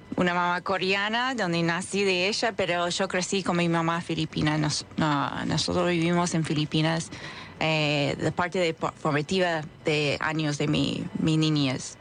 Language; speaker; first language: Spanish; non-native, fluent; English